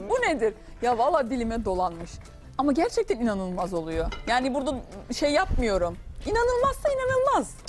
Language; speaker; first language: Turkish; native; Turkish